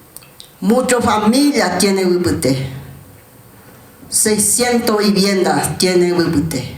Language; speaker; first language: Spanish; non-native, learner; Guarani